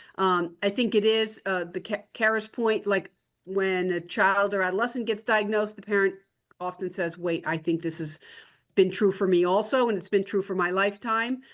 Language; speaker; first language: English; native; English